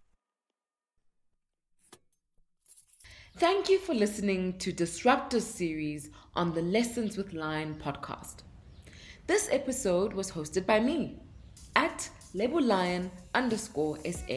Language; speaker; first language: English; non-native, local second language; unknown